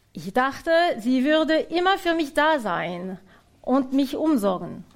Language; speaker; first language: German; non-native, fluent; French